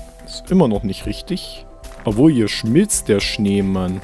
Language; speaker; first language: German; native; German